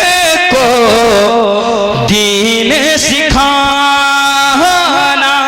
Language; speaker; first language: Hindi; native; Hindi